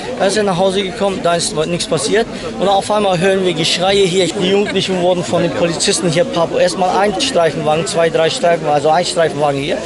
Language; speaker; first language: German; non-native, fluent; Turkish